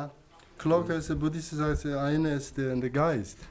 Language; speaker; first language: German; non-native, learner; Mongolian